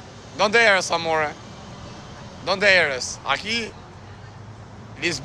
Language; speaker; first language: Spanish; non-native, learner; Albanian